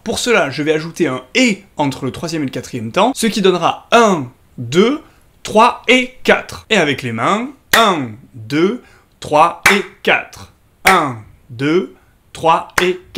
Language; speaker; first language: French; native; French